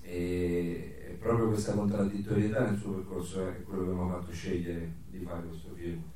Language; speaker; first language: Italian; native; Italian